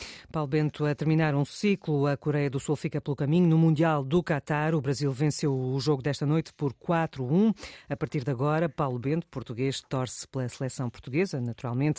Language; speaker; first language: Portuguese; native; Portuguese